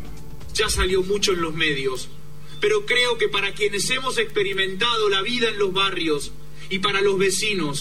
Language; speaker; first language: Spanish; native; Spanish